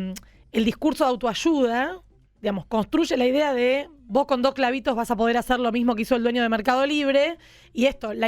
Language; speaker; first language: Spanish; native; Spanish